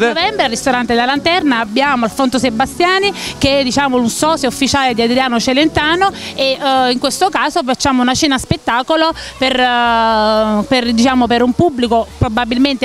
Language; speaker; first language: Italian; native; Italian